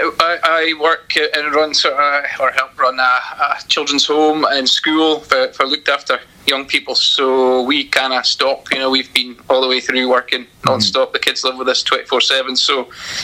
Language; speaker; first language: English; native; English